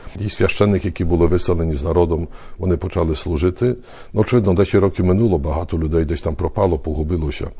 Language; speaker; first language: Ukrainian; early bilingual, heritage; Ukrainian